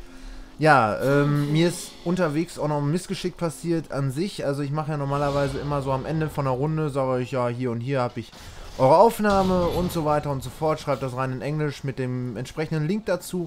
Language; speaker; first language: German; native; German